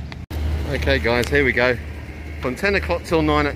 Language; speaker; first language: English; native; English